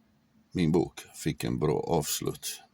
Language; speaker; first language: Swedish; non-native, fluent; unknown